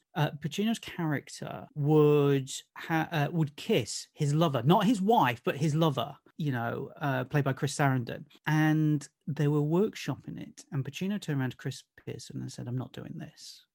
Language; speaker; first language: English; native; English